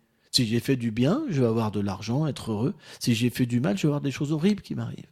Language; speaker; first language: French; native; French